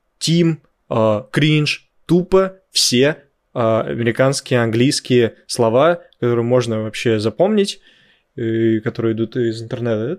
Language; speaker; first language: Russian; native; Russian